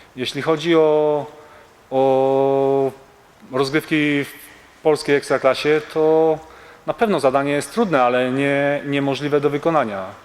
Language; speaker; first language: Polish; native; Polish